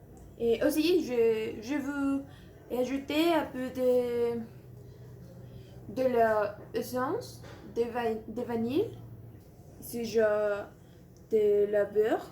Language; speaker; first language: French; non-native, learner; Spanish